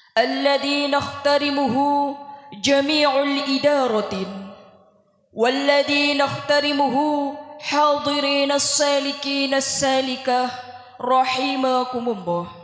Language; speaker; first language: Arabic; non-native, learner; Indonesian